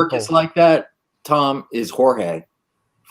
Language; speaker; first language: English; native; English